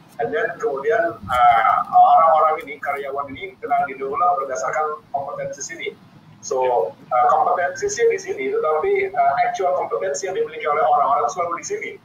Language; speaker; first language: Indonesian; native; Indonesian